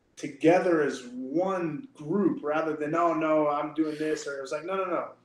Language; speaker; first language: English; native; English